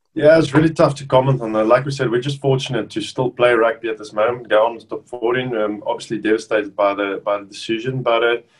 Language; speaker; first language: English; non-native, local second language; Afrikaans